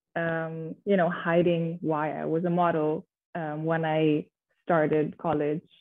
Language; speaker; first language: English; non-native, fluent; Indonesian